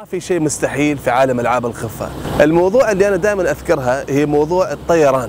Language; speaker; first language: Arabic; native; Arabic